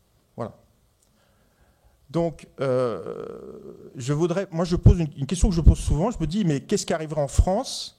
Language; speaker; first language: French; native; French